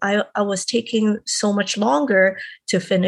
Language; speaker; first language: English; non-native, local second language; Cantonese